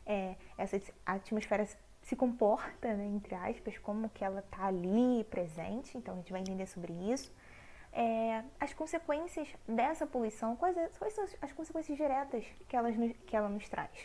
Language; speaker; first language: Portuguese; native; Portuguese